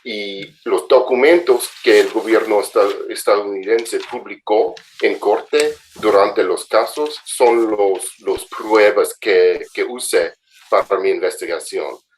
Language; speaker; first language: Spanish; non-native, fluent; English